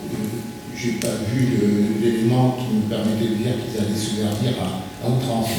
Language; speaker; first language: French; native; French